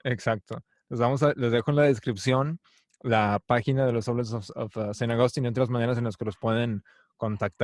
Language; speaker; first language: Spanish; native; Spanish